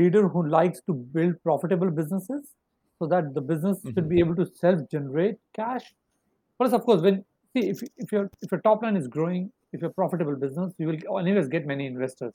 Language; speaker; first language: English; non-native, local second language; Hindi